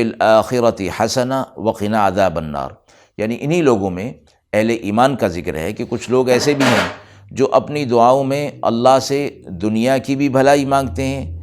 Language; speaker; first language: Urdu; native; Urdu